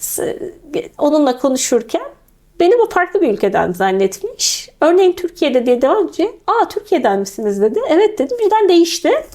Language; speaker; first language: Turkish; native; Turkish